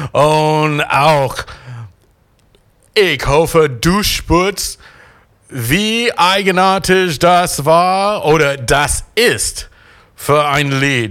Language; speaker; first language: German; non-native, fluent; English